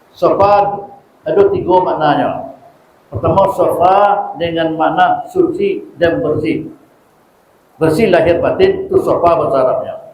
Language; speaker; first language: Malay; non-native, local second language; Minangkabau